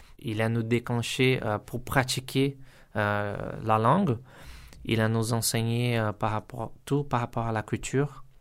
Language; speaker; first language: French; non-native, learner; Portuguese